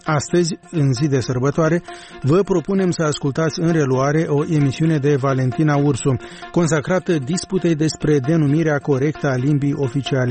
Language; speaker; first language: Romanian; native; Romanian